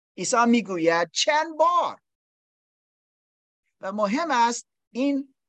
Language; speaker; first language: Persian; non-native, learner; English